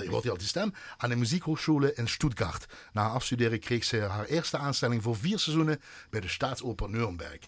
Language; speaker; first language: Dutch; native; Dutch